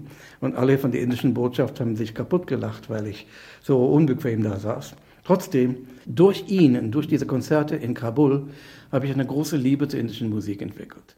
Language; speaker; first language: German; non-native, fluent; English